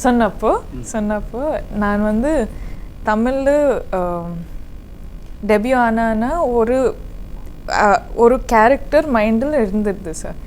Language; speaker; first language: Tamil; non-native, learner; Kannada